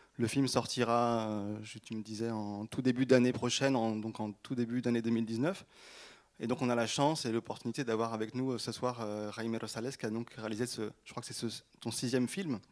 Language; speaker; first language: French; native; French